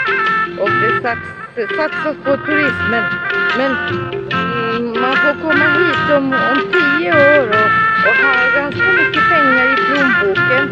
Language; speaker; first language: Swedish; non-native, fluent; Spanish